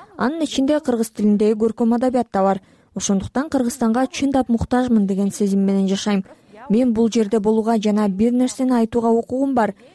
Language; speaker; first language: Kyrgyz; non-native, local second language; Russian